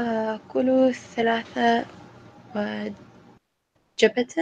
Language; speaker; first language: Arabic; non-native, learner; English